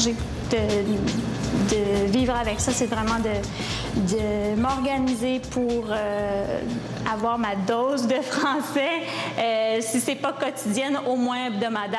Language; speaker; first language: French; native; French